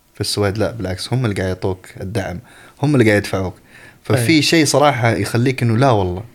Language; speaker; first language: Arabic; early bilingual, other home language; Tigrinya